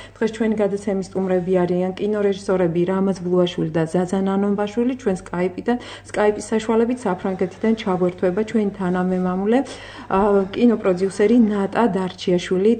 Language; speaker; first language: Georgian; native; Georgian